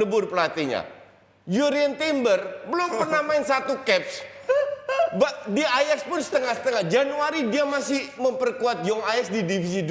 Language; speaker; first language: Indonesian; native; Indonesian